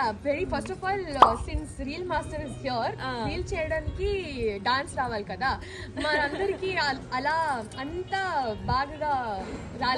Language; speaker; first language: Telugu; non-native, learner; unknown